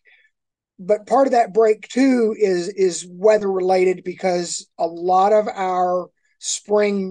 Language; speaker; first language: English; native; English